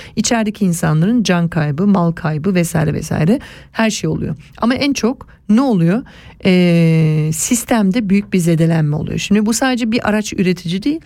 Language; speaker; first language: Turkish; early bilingual, heritage; Turkish